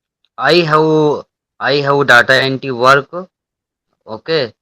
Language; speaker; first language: English; non-native, learner; Hindi